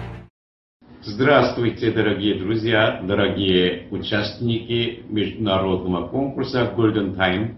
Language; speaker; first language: Russian; non-native, learner; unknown